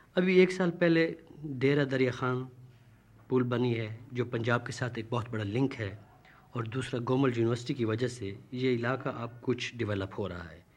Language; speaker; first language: Urdu; non-native, local second language; Saraiki